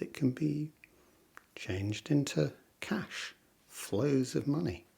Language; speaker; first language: English; native; English